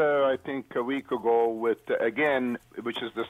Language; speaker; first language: English; non-native, fluent; Maltese